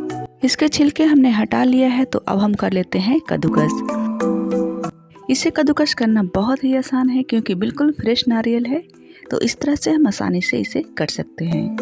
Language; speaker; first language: Hindi; native; Hindi